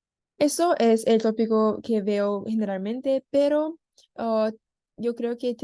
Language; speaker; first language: Spanish; non-native, learner; Korean